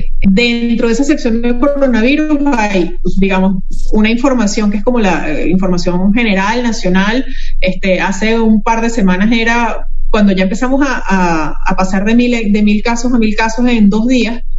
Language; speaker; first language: Spanish; native; Spanish